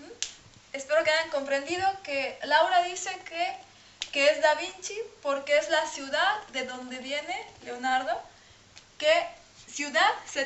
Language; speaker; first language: Spanish; non-native, fluent; French